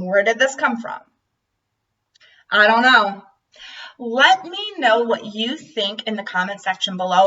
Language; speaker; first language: English; native; English